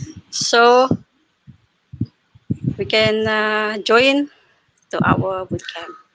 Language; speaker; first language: English; non-native, learner; Indonesian